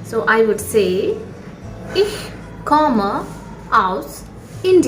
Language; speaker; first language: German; non-native, fluent; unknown